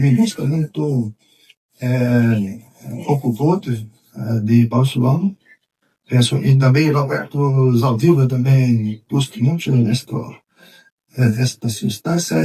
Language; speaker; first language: Spanish; non-native, fluent; Portuguese